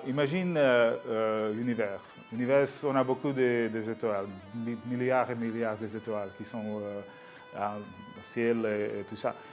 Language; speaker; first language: French; non-native, learner; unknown